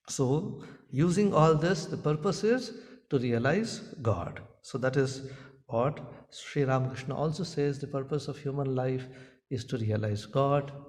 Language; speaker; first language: English; non-native, local second language; Hindi